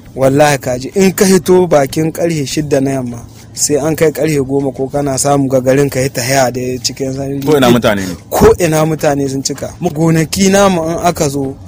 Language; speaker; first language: Hausa; native; Hausa